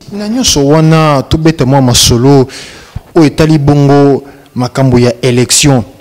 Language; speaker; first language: Lingala; native; Lingala